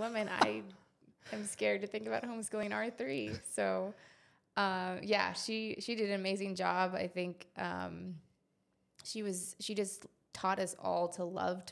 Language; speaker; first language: English; native; English